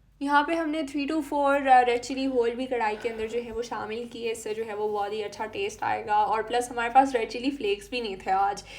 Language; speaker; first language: Urdu; native; Urdu